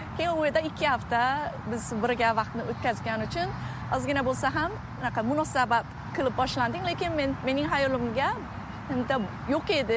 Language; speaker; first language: Uzbek; non-native, fluent; Korean